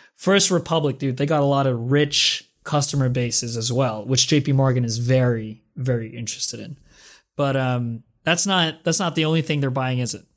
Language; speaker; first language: English; non-native, local second language; Filipino